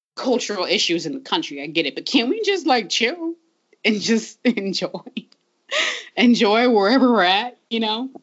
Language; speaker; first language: English; native; English